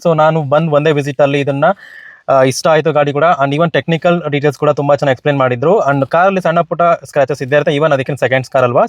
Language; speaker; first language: Kannada; native; Kannada